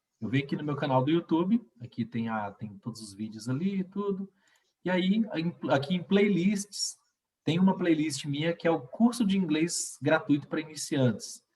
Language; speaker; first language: Portuguese; native; Portuguese